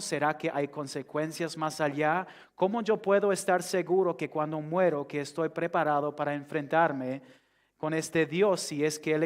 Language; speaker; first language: Spanish; non-native, fluent; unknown